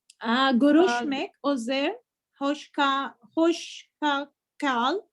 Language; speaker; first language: Turkish; non-native, learner; Urdu